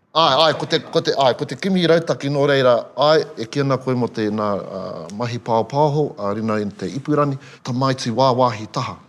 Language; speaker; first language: Māori; native; Māori